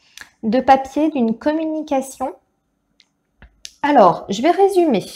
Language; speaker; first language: French; native; French